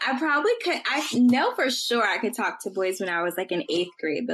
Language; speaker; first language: English; native; English